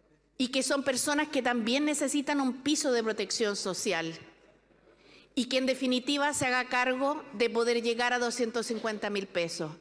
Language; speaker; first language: Spanish; native; Spanish